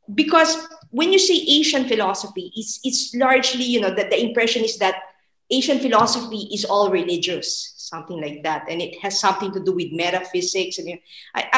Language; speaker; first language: English; non-native, local second language; Filipino